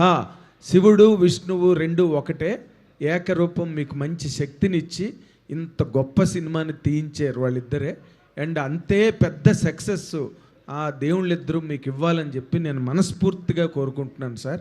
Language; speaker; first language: Telugu; native; Telugu